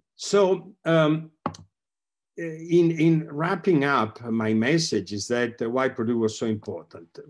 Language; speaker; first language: English; non-native, fluent; Italian